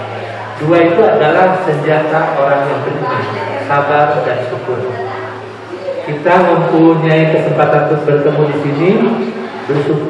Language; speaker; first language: Indonesian; non-native, local second language; Sundanese